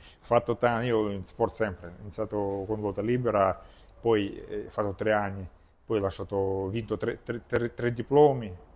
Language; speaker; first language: Italian; non-native, fluent; Russian